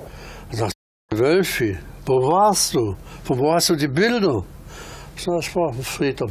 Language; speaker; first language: German; early bilingual, other home language; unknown